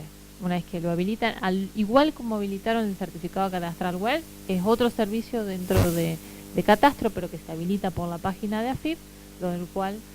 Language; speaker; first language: Spanish; native; Spanish